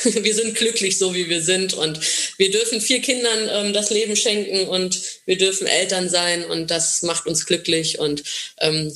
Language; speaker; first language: German; non-native, fluent; Portuguese